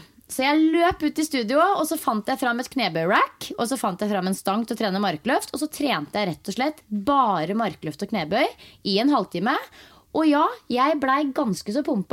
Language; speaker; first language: Norwegian; native; Norwegian